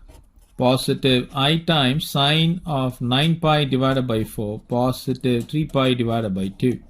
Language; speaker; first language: English; non-native, local second language; Tamil